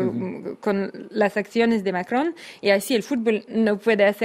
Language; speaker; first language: Spanish; non-native, fluent; Russian